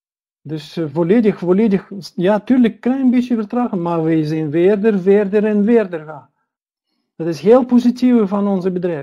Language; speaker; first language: Dutch; non-native, learner; Russian